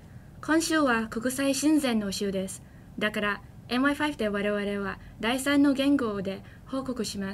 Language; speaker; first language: Japanese; non-native, learner; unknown